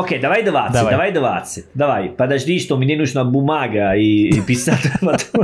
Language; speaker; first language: Russian; non-native, learner; Italian